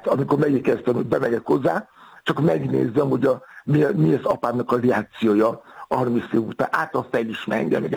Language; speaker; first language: Hungarian; non-native, fluent; Yoruba